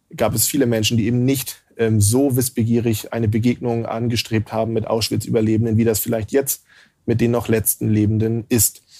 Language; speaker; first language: German; native; German